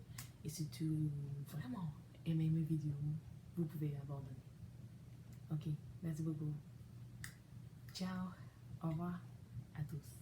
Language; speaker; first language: French; non-native, learner; English